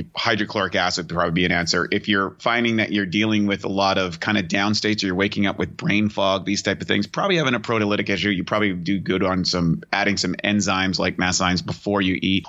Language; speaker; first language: English; native; English